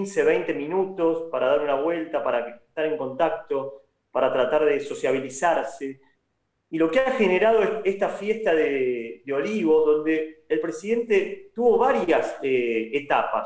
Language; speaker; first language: Spanish; native; Spanish